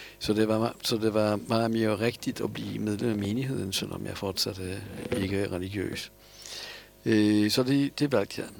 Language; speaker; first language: Danish; non-native, fluent; Polish